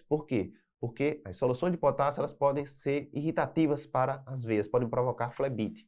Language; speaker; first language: Portuguese; native; Portuguese